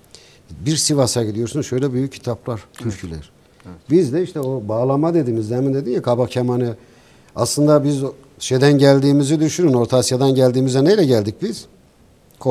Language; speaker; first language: Turkish; native; Turkish